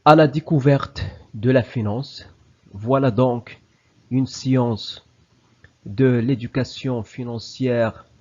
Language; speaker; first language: French; non-native, local second language; Arabic